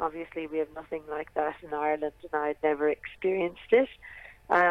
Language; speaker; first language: English; native; English